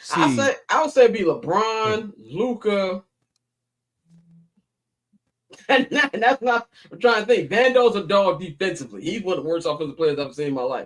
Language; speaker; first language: English; native; English